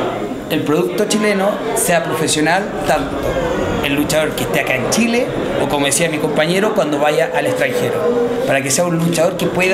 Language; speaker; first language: Spanish; native; Spanish